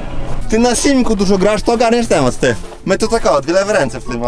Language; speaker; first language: Polish; native; Polish